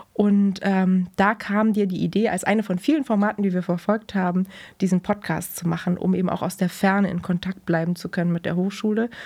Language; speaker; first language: German; native; German